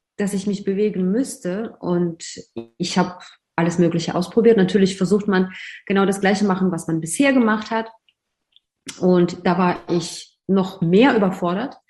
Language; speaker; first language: German; non-native, fluent; Russian